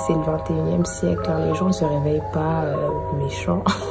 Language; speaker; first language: French; non-native, local second language; Rundi